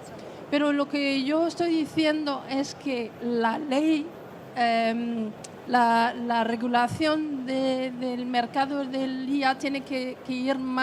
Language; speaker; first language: Spanish; non-native, fluent; French